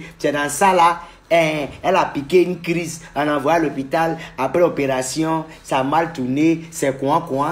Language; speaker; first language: French; native; French